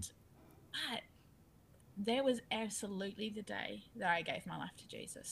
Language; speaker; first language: English; native; English